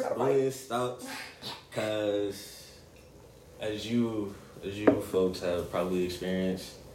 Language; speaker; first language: English; native; English